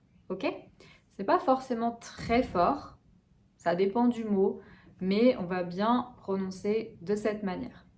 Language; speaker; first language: French; native; French